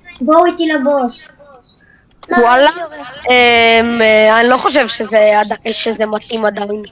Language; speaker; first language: Hebrew; native; Hebrew